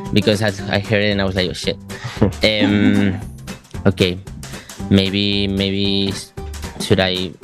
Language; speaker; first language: English; non-native, fluent; Spanish